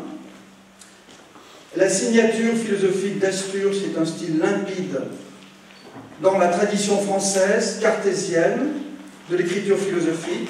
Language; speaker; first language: French; native; French